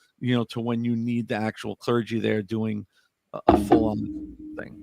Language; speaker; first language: English; native; English